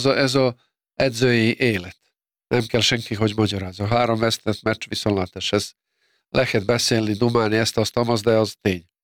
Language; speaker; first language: Hungarian; non-native, fluent; Serbian